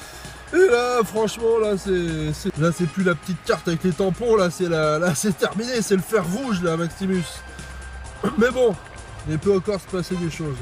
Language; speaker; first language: French; native; French